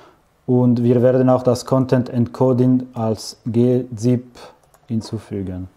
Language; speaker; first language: German; non-native, fluent; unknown